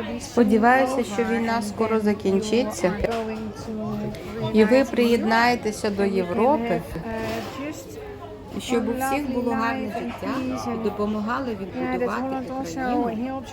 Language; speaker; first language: Ukrainian; non-native, learner; Dutch